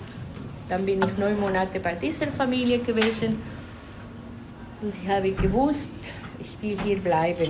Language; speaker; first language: German; non-native, fluent; Spanish